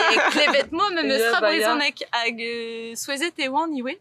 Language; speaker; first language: French; native; French